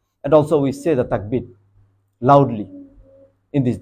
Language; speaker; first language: English; non-native, local second language; Bangla